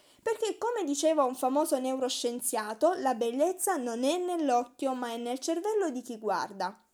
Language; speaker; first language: Italian; native; Italian